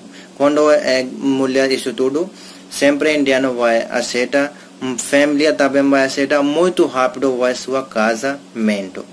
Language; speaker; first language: Portuguese; non-native, learner; Hindi